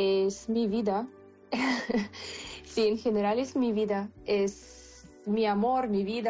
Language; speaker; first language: Spanish; non-native, fluent; Ukrainian